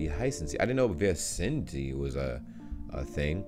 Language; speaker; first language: German; non-native, learner; English